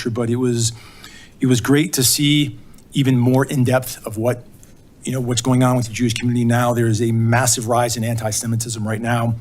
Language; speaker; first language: English; native; English